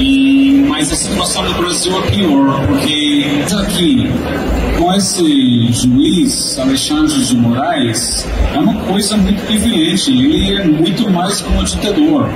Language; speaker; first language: Portuguese; non-native, fluent; English